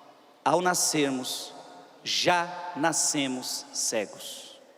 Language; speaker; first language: Portuguese; native; Portuguese